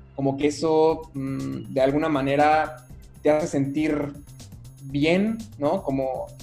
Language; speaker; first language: Spanish; native; Spanish